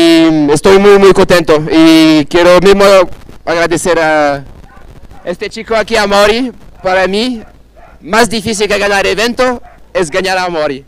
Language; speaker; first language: Spanish; non-native, fluent; Portuguese